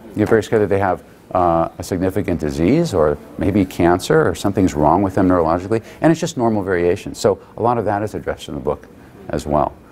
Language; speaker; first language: English; native; English